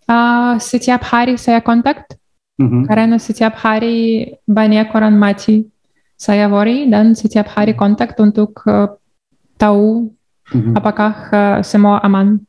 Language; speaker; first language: Indonesian; non-native, learner; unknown